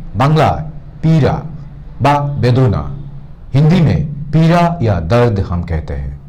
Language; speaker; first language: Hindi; non-native, local second language; Bangla